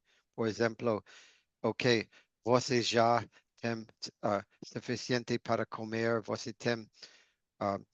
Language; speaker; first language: Portuguese; non-native, learner; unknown